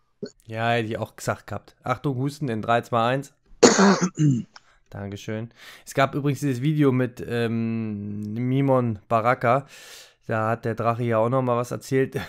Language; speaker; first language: German; native; German